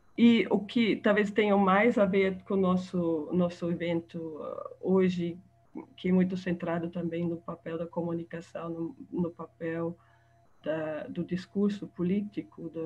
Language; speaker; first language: Portuguese; non-native, fluent; German